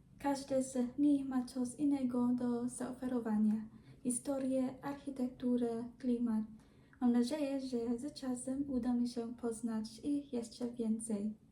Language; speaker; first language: Polish; non-native, learner; Filipino